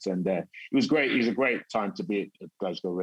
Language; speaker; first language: English; native; English